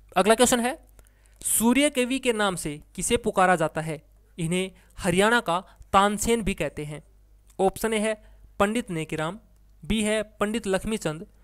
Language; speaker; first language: Hindi; native; Hindi